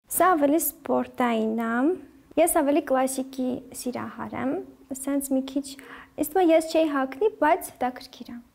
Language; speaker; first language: Armenian; early bilingual, heritage; Armenian